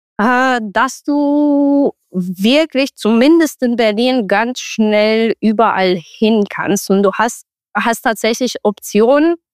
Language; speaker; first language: German; non-native, fluent; Romanian